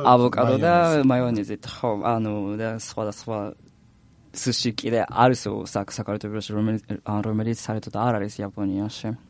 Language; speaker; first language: Georgian; non-native, learner; Japanese